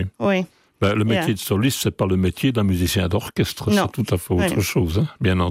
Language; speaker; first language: French; native; French